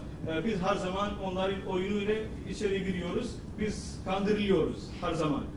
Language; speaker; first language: Turkish; non-native, fluent; Urdu